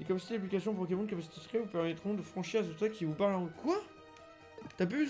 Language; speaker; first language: French; native; French